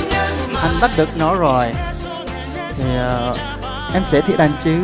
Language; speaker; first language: Vietnamese; non-native, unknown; Korean